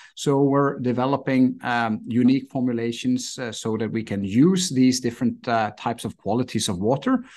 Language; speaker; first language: English; non-native, fluent; Norwegian